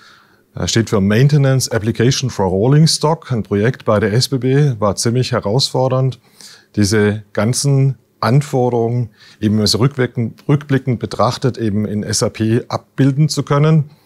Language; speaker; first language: German; native; German